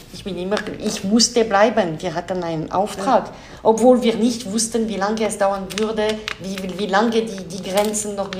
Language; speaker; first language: German; non-native, local second language; French